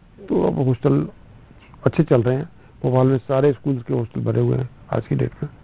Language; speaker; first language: Hindi; non-native, local second language; Punjabi